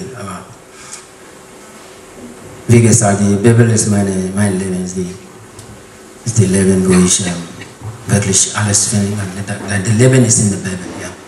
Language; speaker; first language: German; non-native, learner; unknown